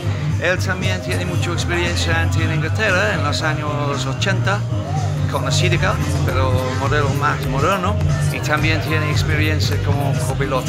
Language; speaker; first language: Spanish; non-native, learner; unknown